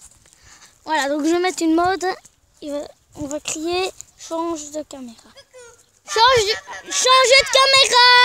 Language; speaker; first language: French; native; French